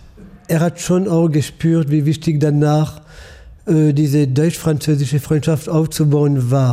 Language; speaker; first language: German; non-native, fluent; French